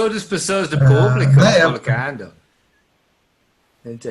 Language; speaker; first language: Portuguese; non-native, learner; English